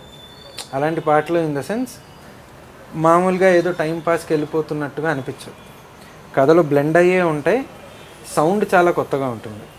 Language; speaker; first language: Telugu; native; Telugu